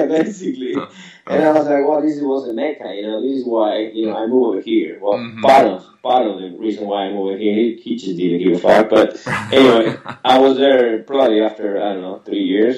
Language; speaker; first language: English; non-native, fluent; Spanish